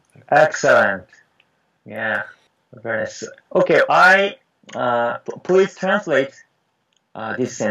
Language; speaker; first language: English; non-native, learner; Japanese